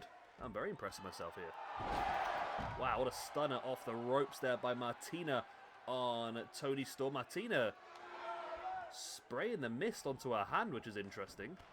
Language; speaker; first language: English; native; English